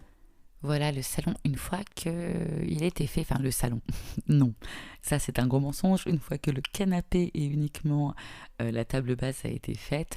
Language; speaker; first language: French; native; French